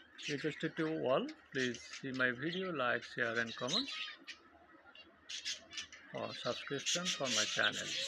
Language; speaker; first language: English; non-native, local second language; Bangla